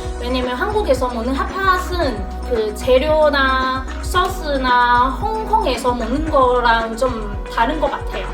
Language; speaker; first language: Korean; non-native, fluent; Cantonese